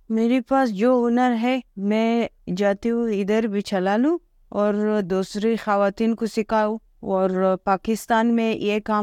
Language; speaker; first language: Hindi; non-native, learner; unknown